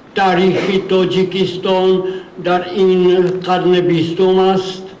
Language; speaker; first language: Tajik; non-native, learner; Czech